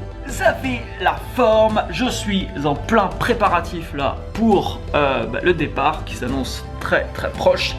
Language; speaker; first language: French; native; French